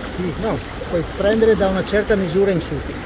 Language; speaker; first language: Italian; native; Italian